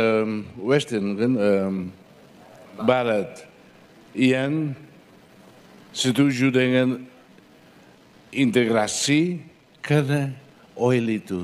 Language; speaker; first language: Indonesian; non-native, fluent; Portuguese